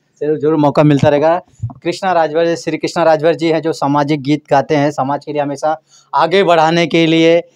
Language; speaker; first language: Hindi; native; Hindi